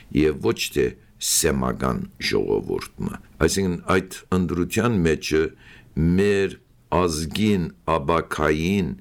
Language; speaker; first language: Armenian; early bilingual, heritage; Armenian